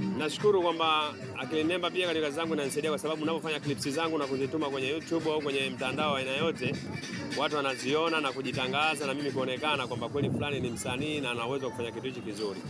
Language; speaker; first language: Swahili; native; Swahili